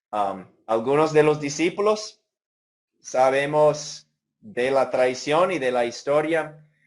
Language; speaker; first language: Spanish; non-native, fluent; English